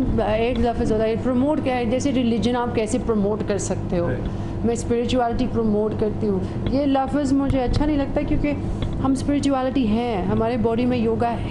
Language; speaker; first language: Hindi; non-native, fluent; English